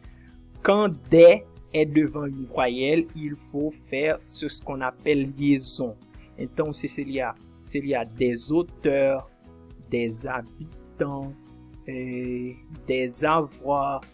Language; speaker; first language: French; non-native, fluent; Portuguese